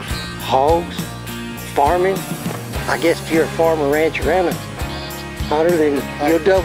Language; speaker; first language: English; native; English